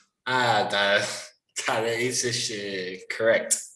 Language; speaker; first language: Chinese; non-native, learner; English